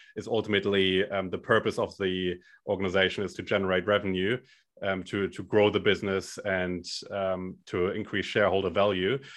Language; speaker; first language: English; non-native, fluent; German